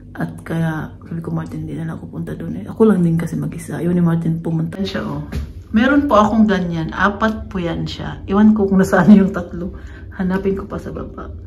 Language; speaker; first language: Filipino; non-native, local second language; Cebuano